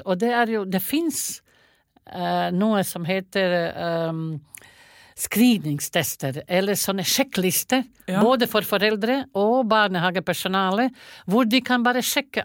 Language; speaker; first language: Norwegian; non-native, fluent; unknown